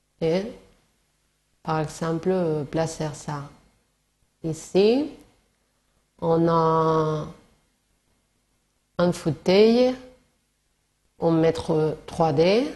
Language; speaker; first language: French; non-native, learner; Spanish